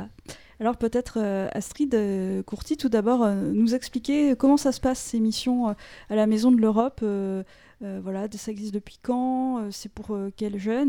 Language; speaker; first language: French; native; French